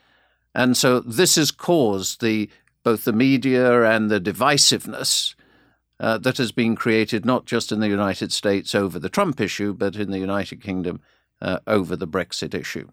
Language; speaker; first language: English; native; English